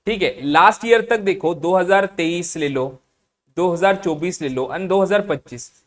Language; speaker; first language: Hindi; non-native, local second language; Marathi